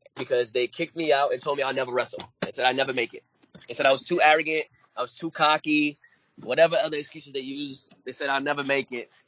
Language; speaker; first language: English; native; English